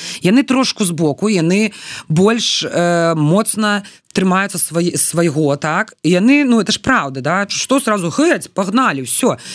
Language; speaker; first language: Belarusian; non-native, local second language; Russian